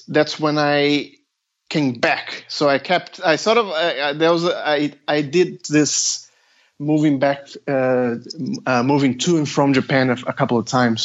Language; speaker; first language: English; non-native, fluent; Portuguese